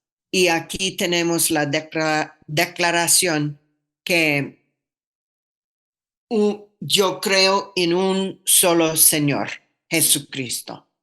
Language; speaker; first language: Spanish; non-native, fluent; English